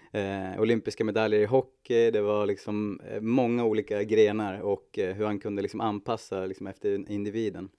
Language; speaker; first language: Swedish; native; Swedish